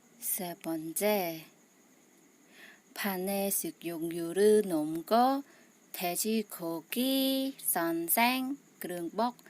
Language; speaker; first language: Korean; non-native, learner; Khmer